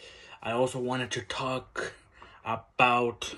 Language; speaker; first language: English; native; English